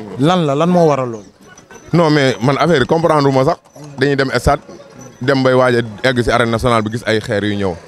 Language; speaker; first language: Wolof; native; Wolof